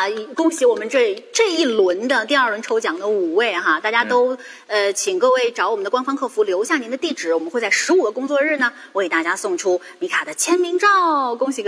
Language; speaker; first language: Chinese; native; Chinese